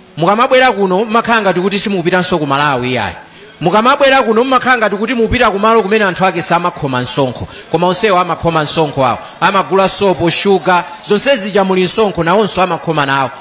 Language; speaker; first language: Nyanja; native; Nyanja